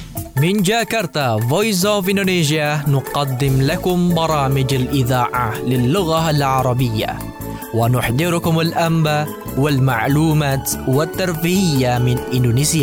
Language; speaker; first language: Arabic; non-native, fluent; Indonesian